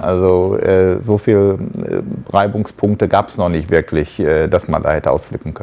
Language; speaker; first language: German; native; German